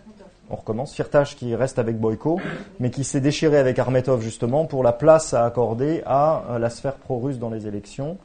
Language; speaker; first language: French; native; French